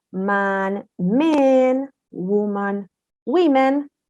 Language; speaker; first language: English; non-native, fluent; Spanish